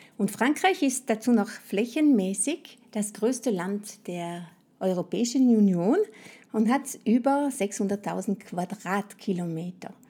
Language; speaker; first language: German; non-native, fluent; French